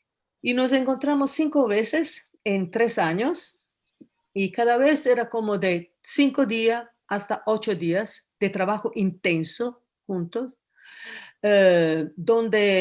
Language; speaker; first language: Spanish; non-native, fluent; Italian